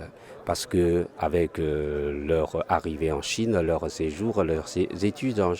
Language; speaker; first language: French; non-native, fluent; Chinese